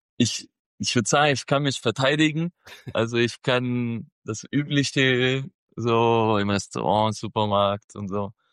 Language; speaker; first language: German; non-native, fluent; Spanish